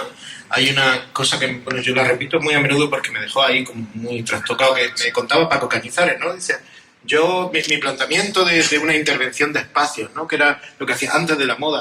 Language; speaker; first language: Spanish; native; Spanish